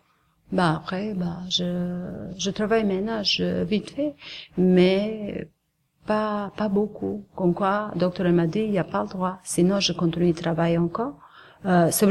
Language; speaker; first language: French; non-native, learner; Serbian